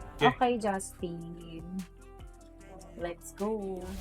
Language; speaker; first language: English; non-native, local second language; Filipino